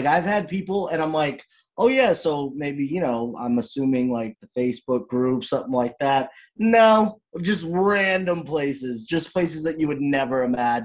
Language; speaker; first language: English; native; English